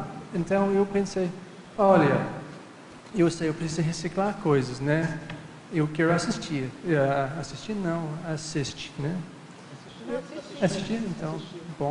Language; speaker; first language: Portuguese; non-native, fluent; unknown